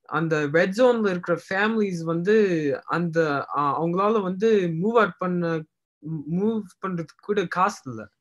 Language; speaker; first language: Tamil; early bilingual, heritage; Tamil